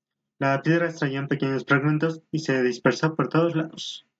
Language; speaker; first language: Spanish; native; Spanish